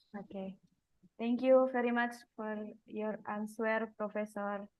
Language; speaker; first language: English; non-native, learner; Indonesian